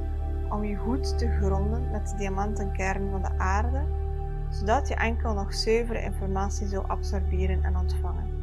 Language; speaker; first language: Dutch; native; Dutch